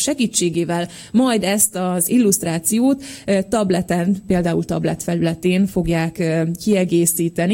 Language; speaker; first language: Hungarian; native; Hungarian